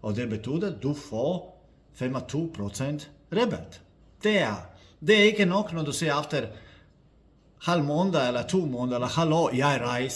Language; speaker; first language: Danish; non-native, fluent; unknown